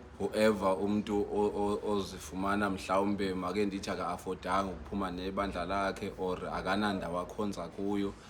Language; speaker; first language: Zulu; non-native, local second language; Xhosa